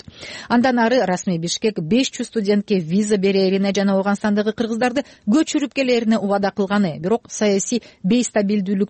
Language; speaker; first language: Kyrgyz; native; Kyrgyz